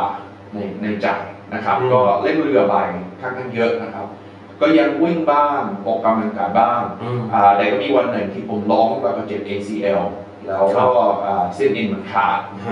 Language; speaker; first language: Thai; non-native, fluent; English